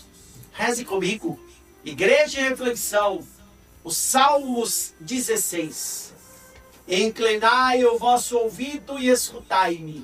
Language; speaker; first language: Portuguese; native; Portuguese